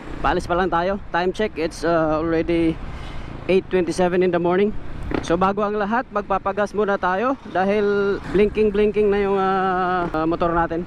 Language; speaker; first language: Filipino; non-native, local second language; Cebuano